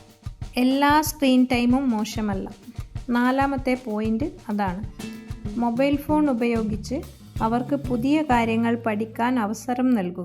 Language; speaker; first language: Malayalam; native; Malayalam